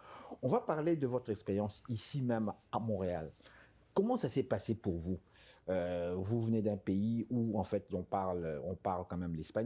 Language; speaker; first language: French; native; French